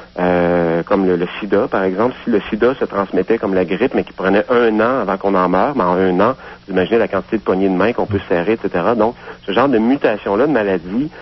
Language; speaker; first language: French; native; French